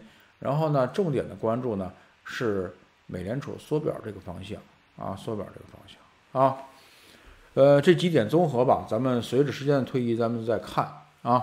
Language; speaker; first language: Chinese; native; Chinese